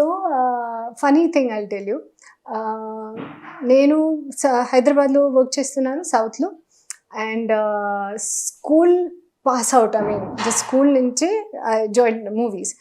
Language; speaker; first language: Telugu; non-native, local second language; Hindi